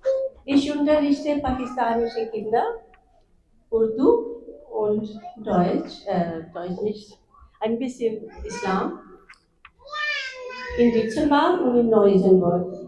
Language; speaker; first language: German; non-native, fluent; Urdu